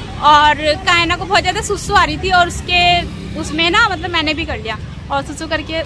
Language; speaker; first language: Hindi; native; Hindi